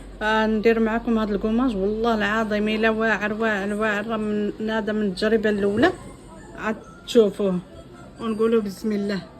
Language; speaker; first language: Arabic; native; Arabic